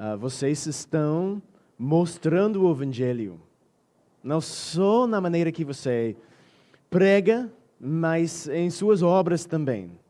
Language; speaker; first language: Portuguese; non-native, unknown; English